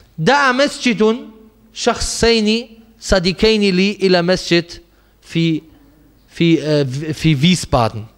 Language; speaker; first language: Arabic; non-native, fluent; German